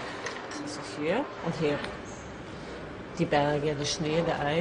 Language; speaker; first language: German; non-native, fluent; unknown